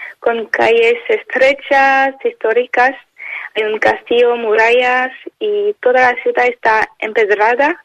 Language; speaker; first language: Spanish; non-native, fluent; French